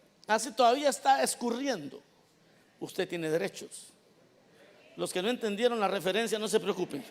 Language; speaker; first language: Spanish; native; Spanish